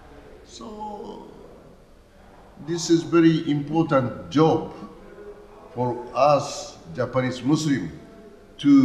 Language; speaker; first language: English; non-native, learner; Japanese